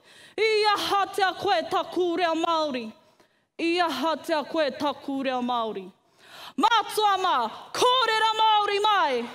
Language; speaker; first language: Māori; non-native, local second language; English